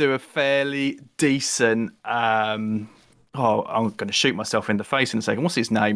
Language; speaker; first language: English; native; English